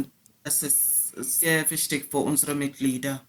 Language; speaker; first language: German; non-native, learner; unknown